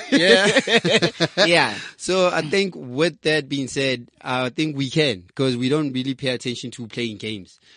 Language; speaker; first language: English; non-native, local second language; Southern Sotho